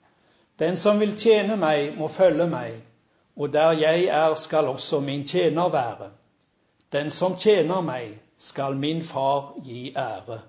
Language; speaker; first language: Norwegian; native; Norwegian